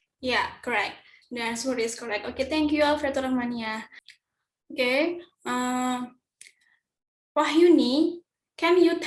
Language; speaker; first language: English; non-native, learner; Indonesian